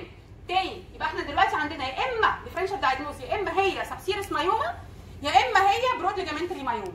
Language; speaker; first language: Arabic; native; Arabic